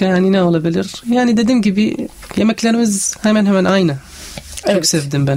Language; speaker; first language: Turkish; non-native, learner; Arabic